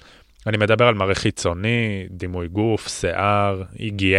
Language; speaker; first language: Hebrew; native; Hebrew